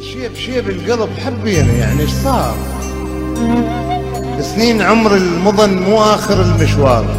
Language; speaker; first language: Arabic; native; Arabic